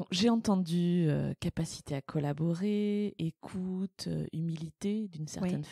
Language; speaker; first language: French; native; French